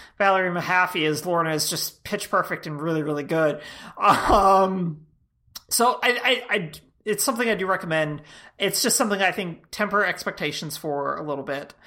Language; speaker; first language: English; native; English